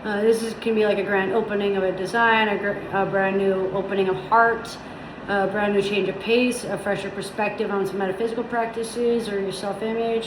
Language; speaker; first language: English; native; English